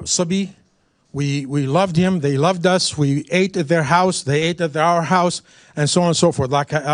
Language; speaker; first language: English; non-native, fluent; Arabic